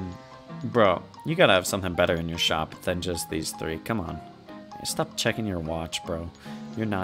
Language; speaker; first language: English; native; English